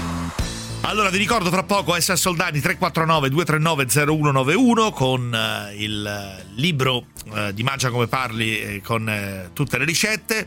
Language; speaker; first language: Italian; native; Italian